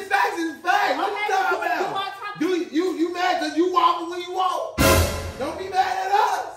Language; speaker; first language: English; native; English